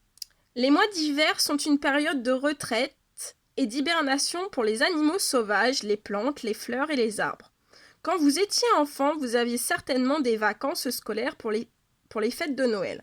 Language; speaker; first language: French; native; French